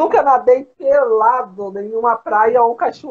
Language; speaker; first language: Portuguese; native; Portuguese